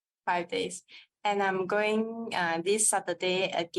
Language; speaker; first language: English; non-native, learner; Thai